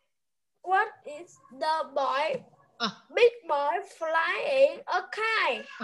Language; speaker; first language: English; non-native, learner; Vietnamese